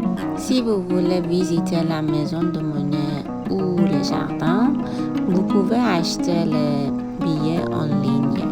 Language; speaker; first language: French; non-native, learner; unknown